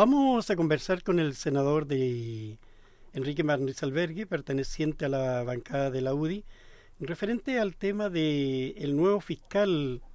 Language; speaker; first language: Spanish; native; Spanish